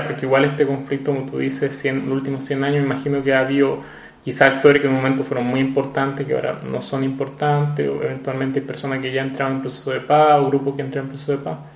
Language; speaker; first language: Spanish; native; Spanish